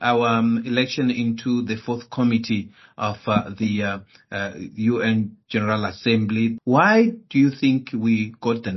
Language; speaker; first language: English; non-native, local second language; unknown